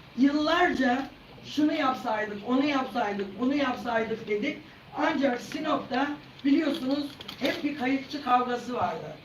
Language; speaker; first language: Turkish; native; Turkish